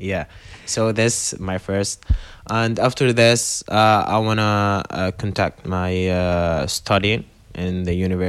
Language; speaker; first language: English; non-native, learner; Arabic